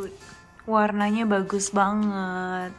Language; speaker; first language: Indonesian; native; Indonesian